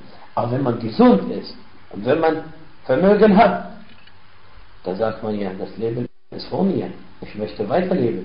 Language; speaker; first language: German; non-native, fluent; Arabic